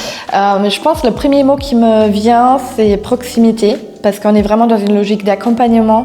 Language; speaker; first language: French; non-native, fluent; German